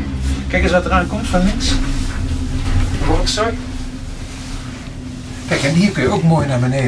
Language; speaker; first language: Dutch; native; Dutch